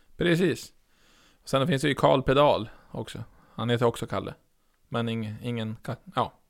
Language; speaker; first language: Swedish; native; Swedish